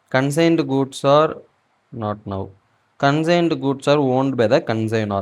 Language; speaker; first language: English; non-native, local second language; Tamil